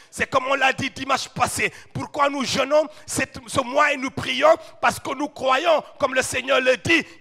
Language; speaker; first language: French; non-native, local second language; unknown